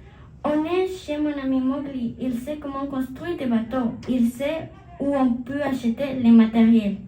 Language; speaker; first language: French; non-native, learner; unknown